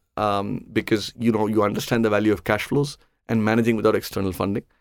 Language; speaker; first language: English; non-native, local second language; Tamil